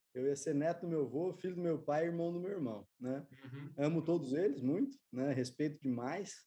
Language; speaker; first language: Portuguese; native; Portuguese